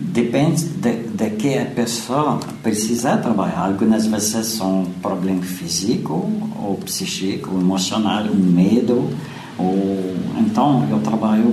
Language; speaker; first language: Spanish; non-native, learner; French